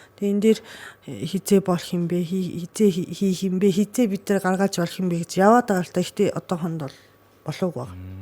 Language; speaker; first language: Mongolian; non-native, fluent; Japanese